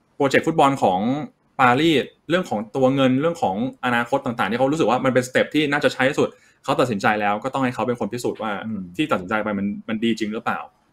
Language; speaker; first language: Thai; native; Thai